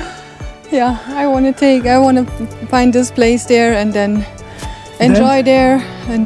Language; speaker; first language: English; non-native, learner; German